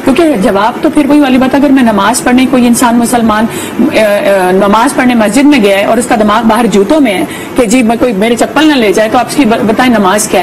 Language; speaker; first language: Urdu; native; Urdu